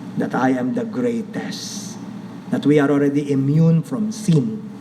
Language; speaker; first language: English; non-native, local second language; Filipino